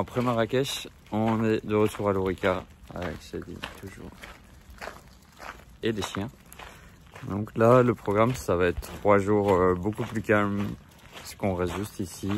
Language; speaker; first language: French; native; French